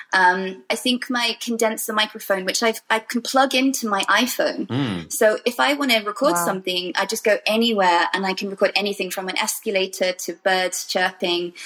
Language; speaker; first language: English; native; English